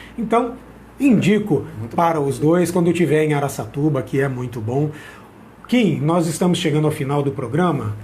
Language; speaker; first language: Portuguese; native; Portuguese